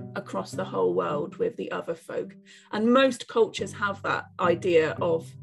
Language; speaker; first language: English; native; English